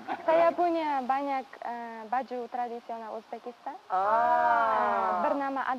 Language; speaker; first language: Indonesian; non-native, learner; Uzbek